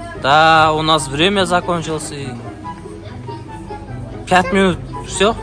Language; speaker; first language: Russian; non-native, local second language; Kazakh